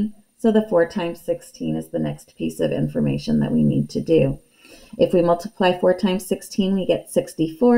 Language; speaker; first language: English; native; English